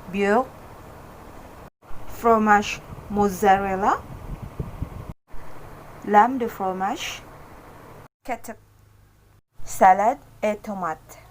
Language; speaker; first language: French; non-native, learner; Indonesian